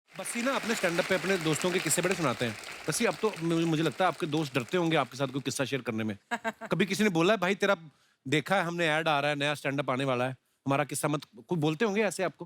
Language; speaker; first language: Hindi; native; Hindi